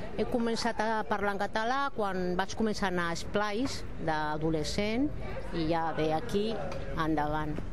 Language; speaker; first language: Catalan; non-native, local second language; Spanish